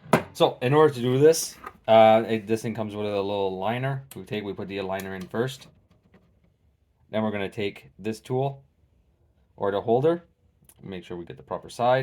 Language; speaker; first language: English; native; English